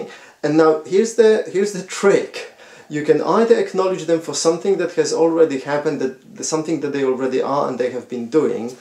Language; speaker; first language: English; non-native, fluent; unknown